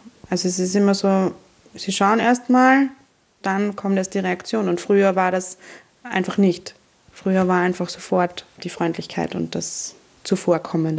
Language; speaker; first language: German; native; German